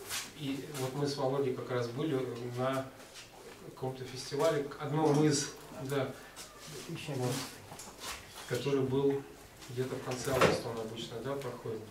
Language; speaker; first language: Russian; native; Russian